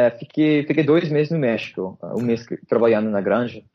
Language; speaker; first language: Portuguese; non-native, fluent; English